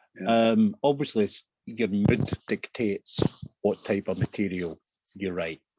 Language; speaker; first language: English; native; English